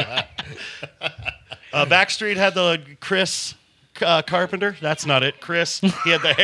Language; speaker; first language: English; native; English